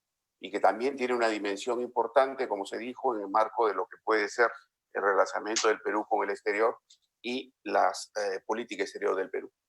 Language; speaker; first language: Spanish; native; Spanish